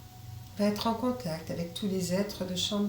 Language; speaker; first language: French; native; French